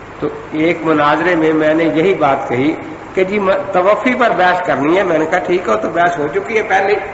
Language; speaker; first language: Urdu; non-native, local second language; Punjabi